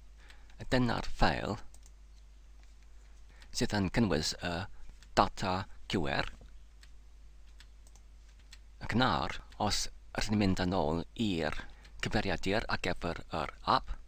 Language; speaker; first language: Welsh; non-native, learner; English